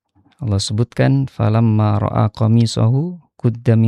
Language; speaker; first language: Indonesian; native; Indonesian